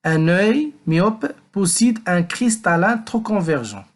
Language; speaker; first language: French; non-native, local second language; Arabic